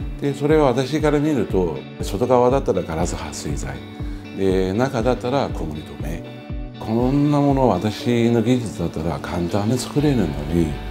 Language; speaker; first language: Japanese; non-native, fluent; Chinese